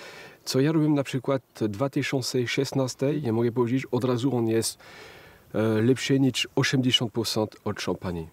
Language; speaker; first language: Polish; early bilingual, heritage; French